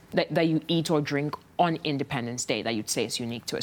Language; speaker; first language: English; non-native, local second language; Akan